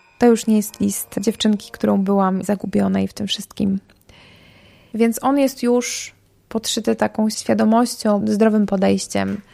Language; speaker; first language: Polish; native; Polish